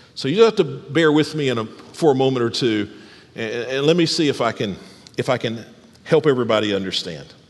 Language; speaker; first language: English; native; English